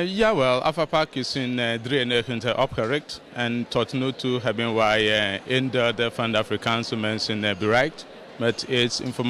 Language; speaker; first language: Dutch; non-native, fluent; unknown